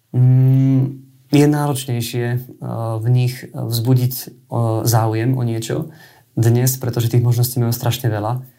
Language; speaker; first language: Slovak; native; Slovak